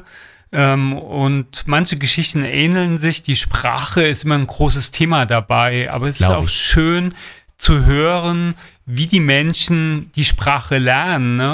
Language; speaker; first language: German; native; German